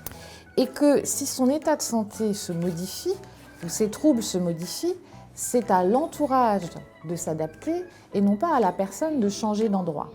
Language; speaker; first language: French; native; French